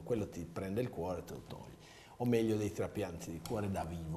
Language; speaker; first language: Italian; native; Italian